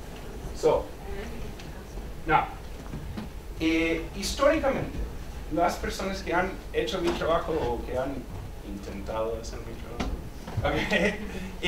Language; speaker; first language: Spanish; non-native, fluent; English